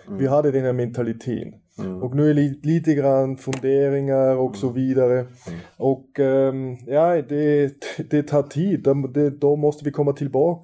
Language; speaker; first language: Swedish; non-native, fluent; German